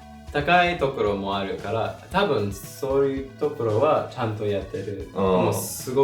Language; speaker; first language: Japanese; non-native, learner; English